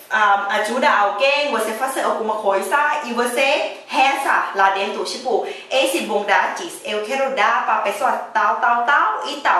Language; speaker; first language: Portuguese; non-native, learner; Thai